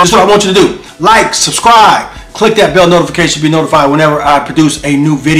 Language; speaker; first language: English; native; English